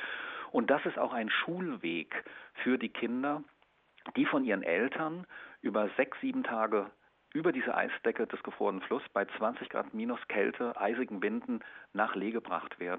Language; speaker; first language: German; native; German